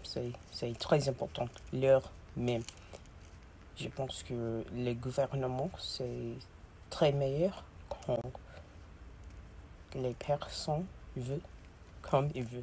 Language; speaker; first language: French; non-native, learner; English